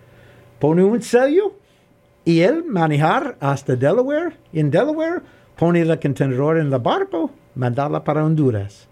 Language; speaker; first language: Spanish; non-native, learner; English